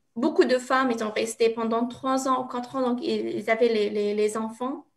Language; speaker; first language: French; non-native, learner; Arabic